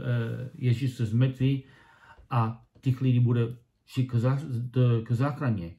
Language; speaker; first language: Czech; non-native, learner; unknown